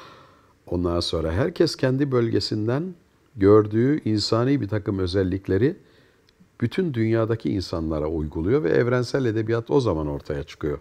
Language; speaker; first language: Turkish; native; Turkish